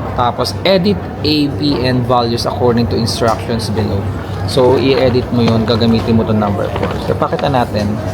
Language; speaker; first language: Filipino; native; Filipino